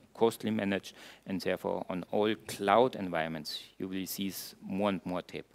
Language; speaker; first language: English; non-native, fluent; German